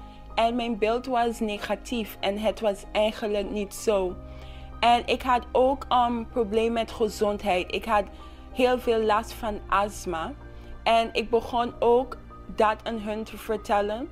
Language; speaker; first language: Dutch; non-native, local second language; English